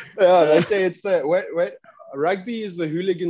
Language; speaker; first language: English; non-native, local second language; Afrikaans